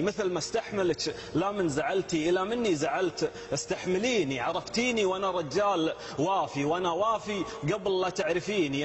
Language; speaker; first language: Arabic; native; Arabic